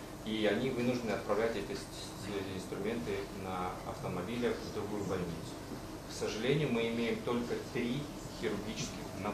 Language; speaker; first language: Russian; native; Russian